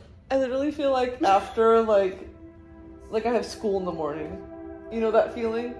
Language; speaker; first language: English; native; English